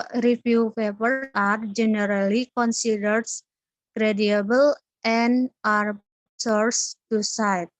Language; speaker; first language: English; non-native, learner; Indonesian